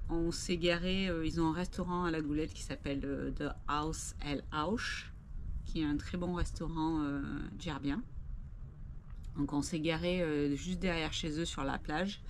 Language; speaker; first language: French; native; French